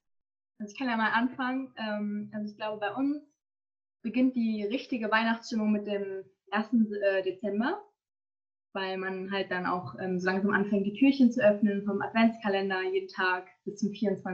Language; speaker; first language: German; native; German